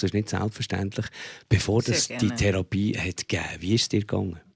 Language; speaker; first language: German; native; German